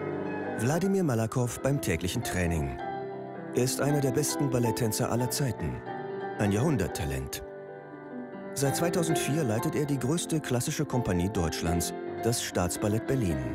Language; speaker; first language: German; native; German